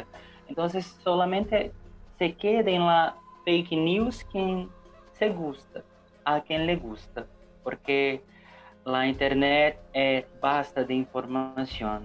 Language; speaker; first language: Spanish; non-native, learner; Portuguese